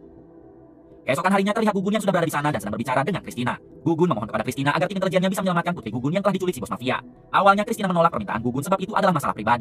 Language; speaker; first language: Indonesian; native; Indonesian